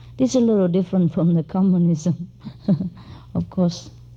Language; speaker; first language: English; non-native, fluent; Vietnamese